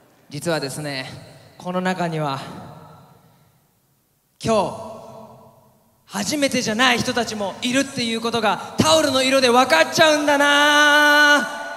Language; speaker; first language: Japanese; early bilingual, heritage; Japanese